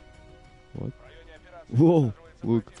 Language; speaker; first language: English; non-native, learner; Ukrainian